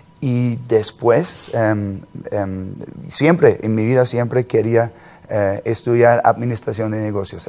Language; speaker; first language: Spanish; non-native, fluent; German